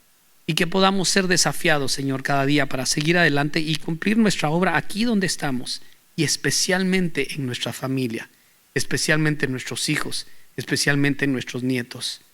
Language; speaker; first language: Spanish; native; Spanish